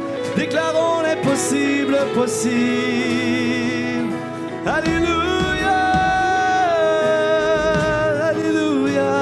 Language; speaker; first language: French; native; French